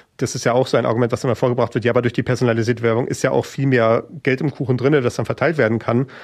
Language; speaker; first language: German; native; German